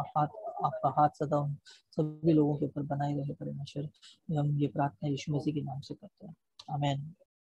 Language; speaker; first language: Hindi; native; Hindi